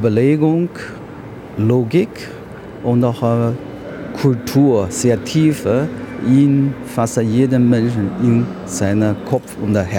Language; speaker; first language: German; non-native, learner; Chinese